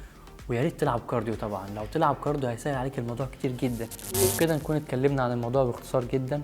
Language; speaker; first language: Arabic; native; Arabic